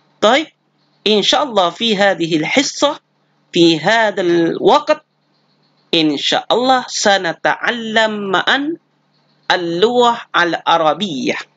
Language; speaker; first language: Arabic; non-native, fluent; Indonesian